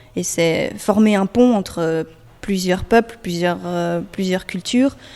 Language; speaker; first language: French; native; French